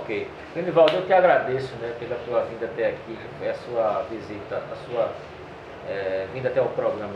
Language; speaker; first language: Portuguese; native; Portuguese